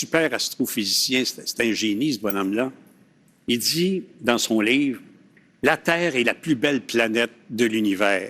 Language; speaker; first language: French; native; French